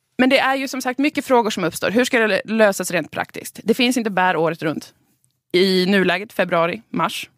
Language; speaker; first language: Swedish; native; Swedish